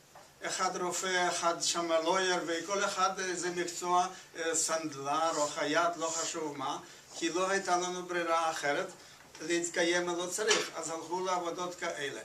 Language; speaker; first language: Hebrew; non-native, fluent; Yiddish